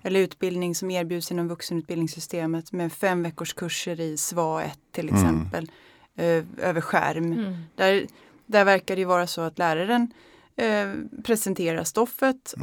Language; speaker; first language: Swedish; native; Swedish